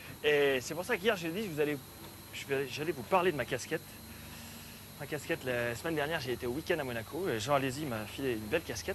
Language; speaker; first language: French; native; French